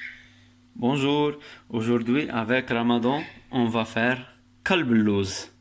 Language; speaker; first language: French; non-native, learner; Arabic